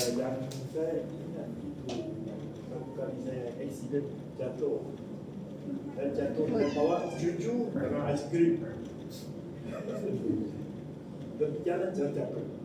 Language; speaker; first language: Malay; non-native, local second language; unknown